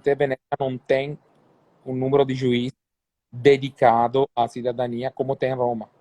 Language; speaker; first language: Portuguese; non-native, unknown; Italian